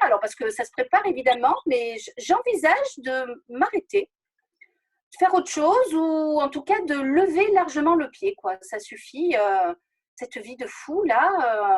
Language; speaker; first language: French; native; French